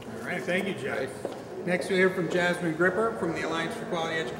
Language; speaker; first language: English; native; English